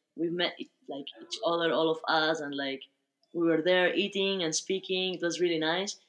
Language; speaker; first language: English; non-native, fluent; Spanish